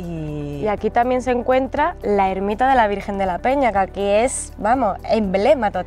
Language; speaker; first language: Spanish; native; Spanish